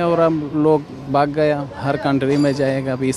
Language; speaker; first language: Hindi; non-native, learner; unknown